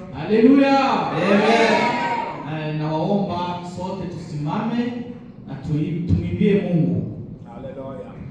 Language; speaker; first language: Swahili; non-native, local second language; Rundi